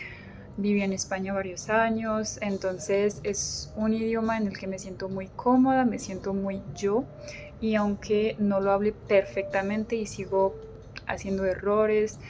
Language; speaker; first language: Spanish; non-native, fluent; French